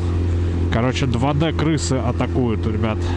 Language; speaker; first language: Russian; native; Russian